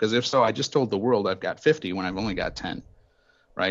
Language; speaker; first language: English; native; English